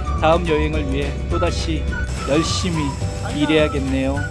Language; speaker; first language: Korean; native; Korean